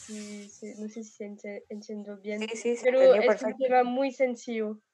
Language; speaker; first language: Spanish; non-native, fluent; French